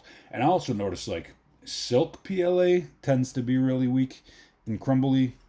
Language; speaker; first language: English; native; English